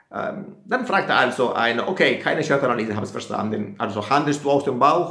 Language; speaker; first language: German; non-native, fluent; Italian